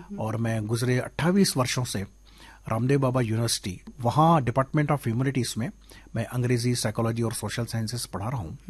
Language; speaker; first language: Hindi; non-native, local second language; Sindhi